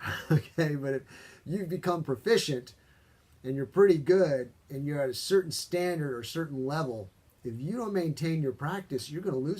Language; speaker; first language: English; native; English